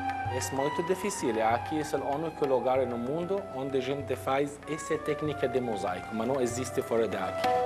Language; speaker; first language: Portuguese; non-native, learner; Arabic